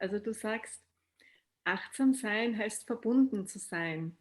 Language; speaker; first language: German; native; German